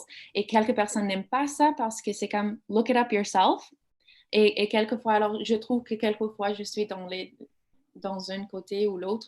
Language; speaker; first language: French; non-native, learner; English